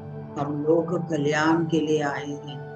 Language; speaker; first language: Hindi; native; Hindi